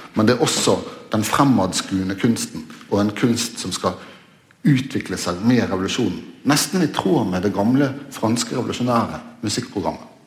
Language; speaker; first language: Norwegian; native; Norwegian